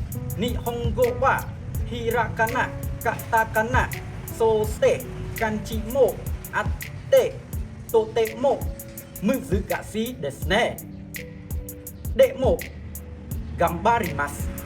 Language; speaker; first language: Japanese; non-native, learner; Khmer